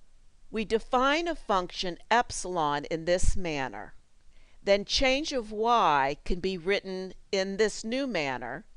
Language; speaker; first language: English; native; English